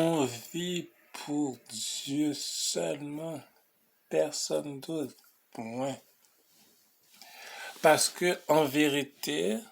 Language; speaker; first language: French; non-native, local second language; Haitian Creole